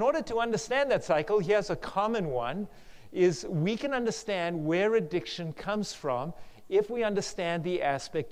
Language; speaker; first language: English; native; English